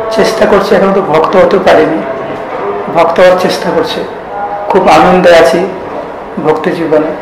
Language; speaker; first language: Bangla; native; Bangla